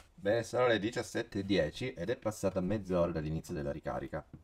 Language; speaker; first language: Italian; native; Italian